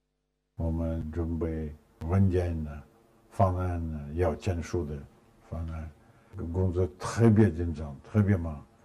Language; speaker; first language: Chinese; non-native, fluent; Russian